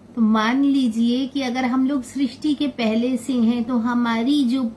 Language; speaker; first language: Hindi; non-native, local second language; Bangla